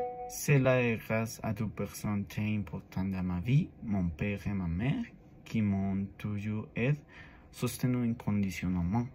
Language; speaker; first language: French; non-native, learner; Spanish